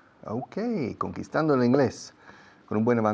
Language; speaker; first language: Spanish; non-native, fluent; English